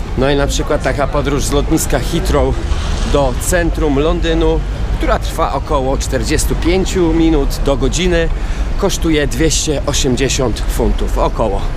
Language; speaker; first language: Polish; native; Polish